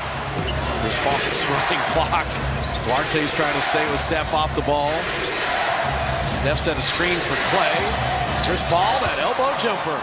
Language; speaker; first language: English; native; English